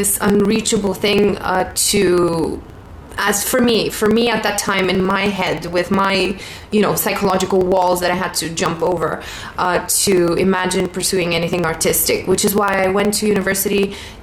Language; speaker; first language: English; non-native, fluent; Romanian